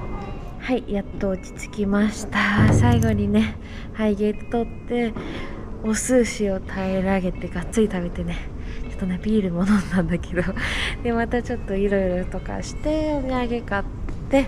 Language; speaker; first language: Japanese; native; Japanese